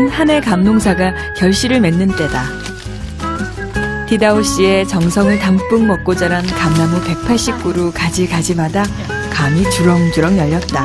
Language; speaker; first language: Korean; native; Korean